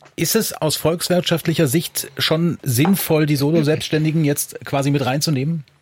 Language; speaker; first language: German; native; German